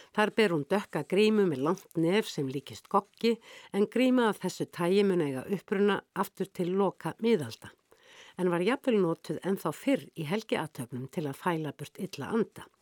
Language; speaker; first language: Icelandic; native; Icelandic